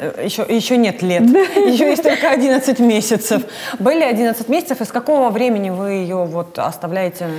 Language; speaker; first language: Russian; native; Russian